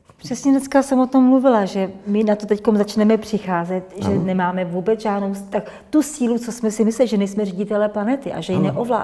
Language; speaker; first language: Czech; native; Czech